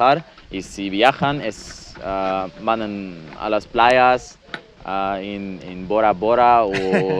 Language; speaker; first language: Spanish; non-native, fluent; English